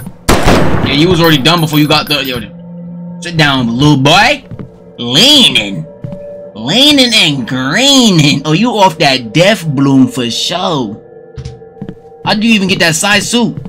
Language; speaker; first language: English; native; English